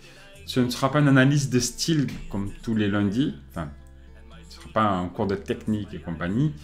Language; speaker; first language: French; native; French